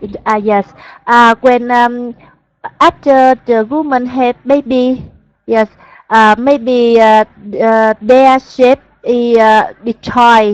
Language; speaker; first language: English; non-native, learner; Vietnamese